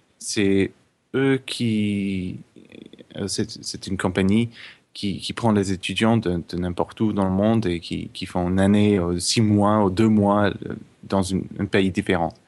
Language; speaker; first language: French; non-native, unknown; English